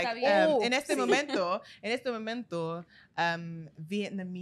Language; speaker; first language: Spanish; non-native, learner; English